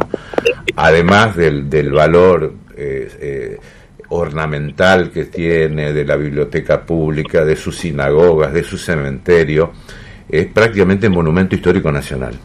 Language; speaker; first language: Spanish; native; Spanish